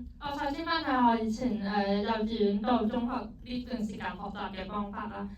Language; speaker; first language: Cantonese; native; Cantonese